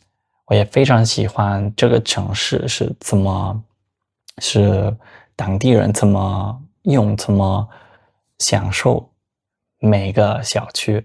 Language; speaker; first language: Chinese; non-native, fluent; Spanish